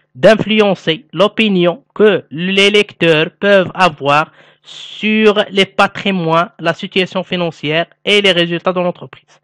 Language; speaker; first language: French; non-native, local second language; Arabic